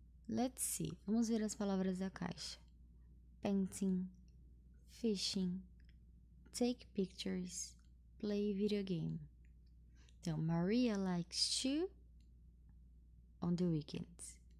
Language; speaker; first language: English; non-native, fluent; Portuguese